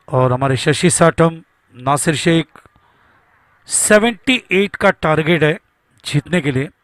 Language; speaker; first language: Hindi; non-native, local second language; Marathi